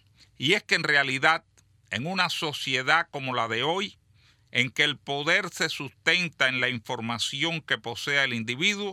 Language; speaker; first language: Spanish; native; Spanish